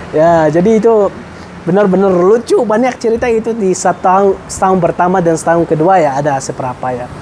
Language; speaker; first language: Indonesian; non-native, fluent; Arabic